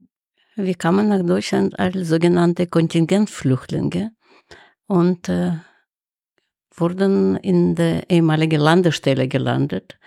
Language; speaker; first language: German; non-native, fluent; Russian